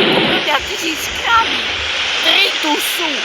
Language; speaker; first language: Polish; non-native, learner; Slovak